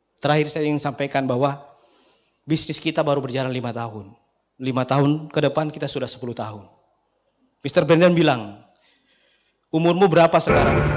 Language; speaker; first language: Indonesian; non-native, local second language; Buginese